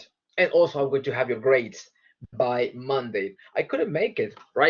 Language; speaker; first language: English; non-native, fluent; Spanish